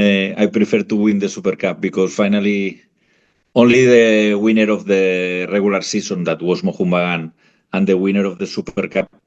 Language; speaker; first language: English; non-native, fluent; Spanish